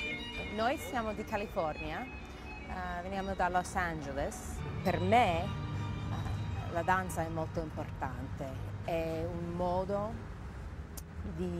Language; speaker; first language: Italian; non-native, fluent; English